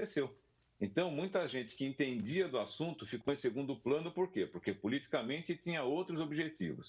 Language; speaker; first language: Portuguese; native; Portuguese